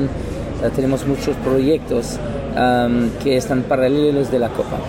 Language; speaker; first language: Spanish; non-native, learner; French